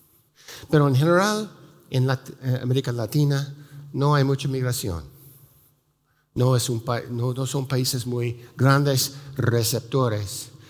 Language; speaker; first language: Spanish; non-native, fluent; English